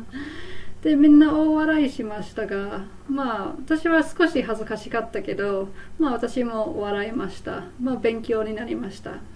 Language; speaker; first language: Japanese; non-native, fluent; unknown